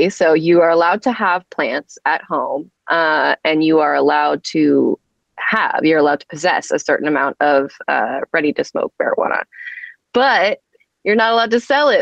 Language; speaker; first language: English; native; English